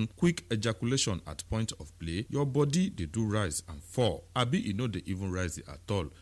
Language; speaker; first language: Nigerian Pidgin; non-native, local second language; Yoruba